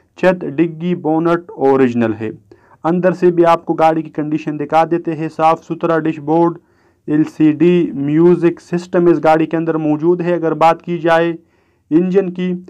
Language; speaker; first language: Urdu; non-native, local second language; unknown